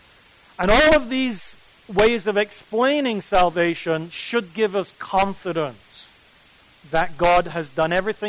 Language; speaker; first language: English; native; English